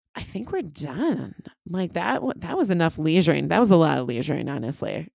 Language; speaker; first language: English; native; English